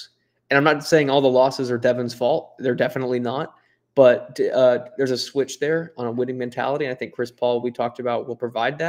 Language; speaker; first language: English; native; English